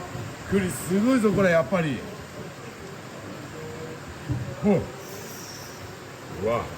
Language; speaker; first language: Japanese; native; Japanese